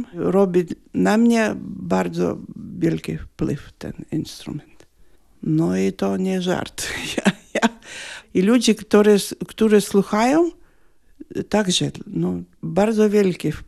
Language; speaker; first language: Polish; non-native, learner; Lithuanian